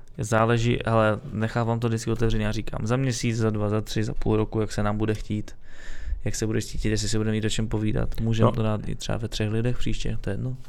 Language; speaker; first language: Czech; native; Czech